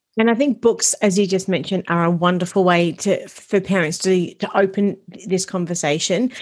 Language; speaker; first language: English; native; English